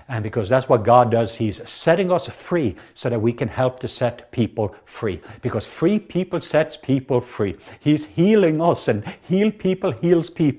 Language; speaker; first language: English; non-native, fluent; Norwegian